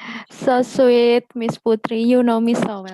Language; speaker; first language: English; non-native, learner; Indonesian